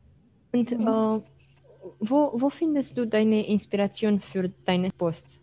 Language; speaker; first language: German; non-native, fluent; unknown